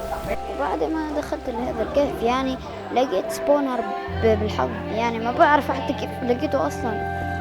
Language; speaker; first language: Arabic; native; Arabic